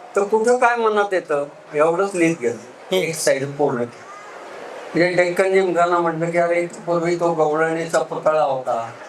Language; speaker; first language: Marathi; native; Marathi